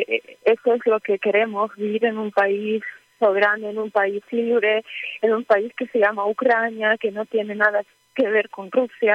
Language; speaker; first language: Spanish; early bilingual, heritage; Ukrainian